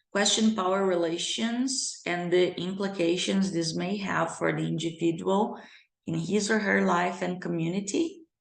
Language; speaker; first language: English; non-native, fluent; Portuguese